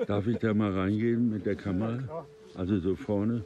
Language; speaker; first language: German; native; German